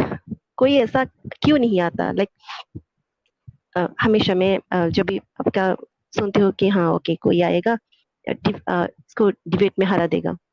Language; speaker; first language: Hindi; non-native, fluent; Bangla